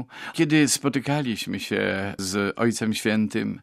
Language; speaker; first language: Polish; native; Polish